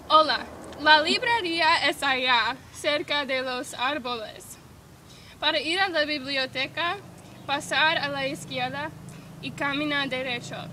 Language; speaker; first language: Spanish; non-native, learner; English